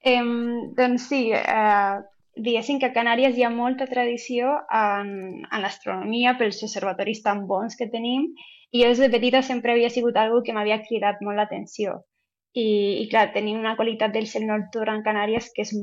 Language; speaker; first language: Catalan; non-native, local second language; Spanish